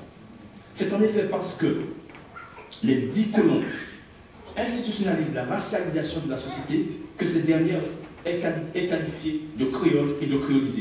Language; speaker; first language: French; native; French